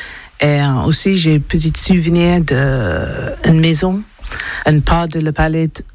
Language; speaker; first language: French; non-native, learner; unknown